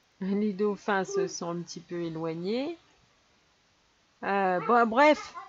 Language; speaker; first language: French; native; French